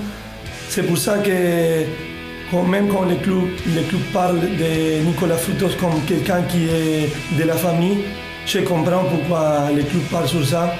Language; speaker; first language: French; non-native, fluent; Spanish